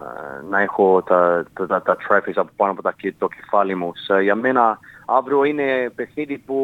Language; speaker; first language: Greek; early bilingual, heritage; Greek